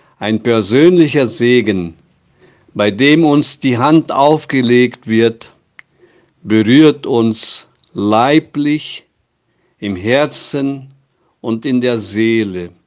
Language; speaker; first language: German; non-native, fluent; Portuguese